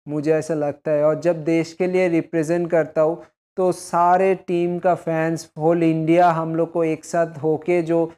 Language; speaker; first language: Hindi; non-native, local second language; Bangla